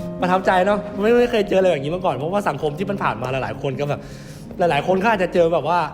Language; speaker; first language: Thai; native; Thai